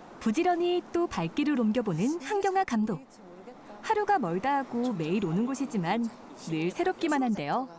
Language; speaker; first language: Korean; native; Korean